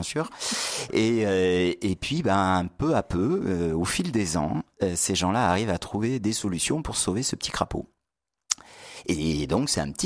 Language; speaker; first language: French; native; French